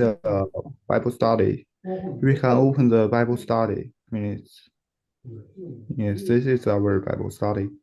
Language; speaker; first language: English; non-native, learner; Chinese